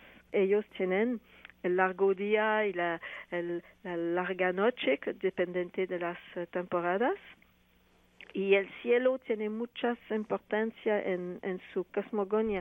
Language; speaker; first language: Spanish; non-native, fluent; French